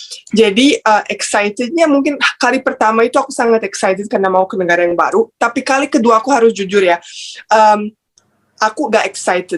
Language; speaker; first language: Indonesian; non-native, fluent; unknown